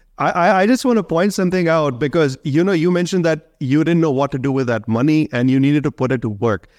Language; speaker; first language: English; non-native, local second language; Hindi